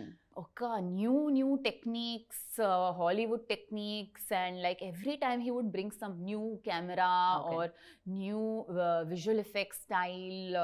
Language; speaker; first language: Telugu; non-native, learner; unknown